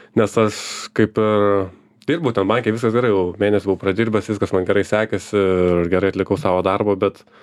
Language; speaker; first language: Lithuanian; native; Lithuanian